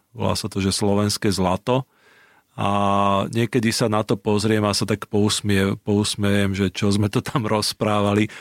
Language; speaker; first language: Slovak; native; Slovak